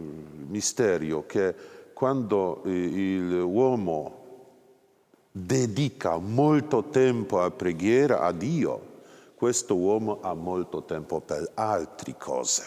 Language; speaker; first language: Italian; non-native, learner; Polish